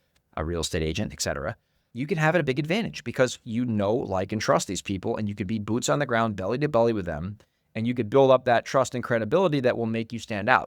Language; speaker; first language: English; native; English